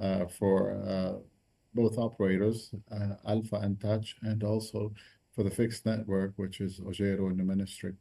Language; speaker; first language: English; non-native, fluent; Arabic